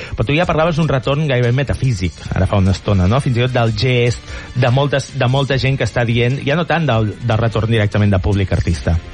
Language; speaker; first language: Catalan; native; Catalan